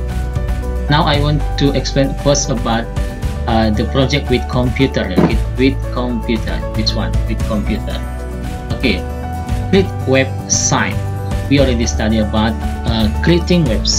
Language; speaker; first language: English; non-native, learner; Indonesian